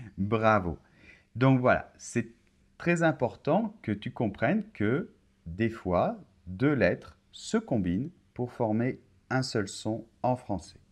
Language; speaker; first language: French; native; French